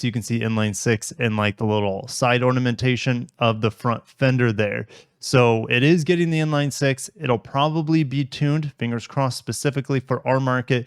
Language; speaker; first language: English; native; English